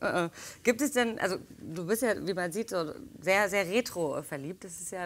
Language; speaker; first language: German; native; German